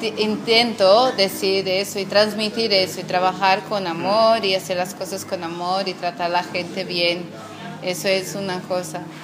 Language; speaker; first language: Spanish; non-native, fluent; Portuguese